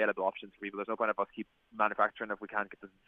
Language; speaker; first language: English; native; English